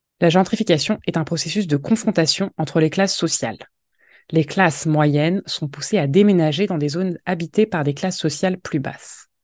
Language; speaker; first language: French; native; French